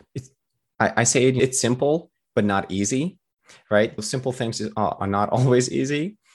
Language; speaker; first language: English; early bilingual, other home language; Tajik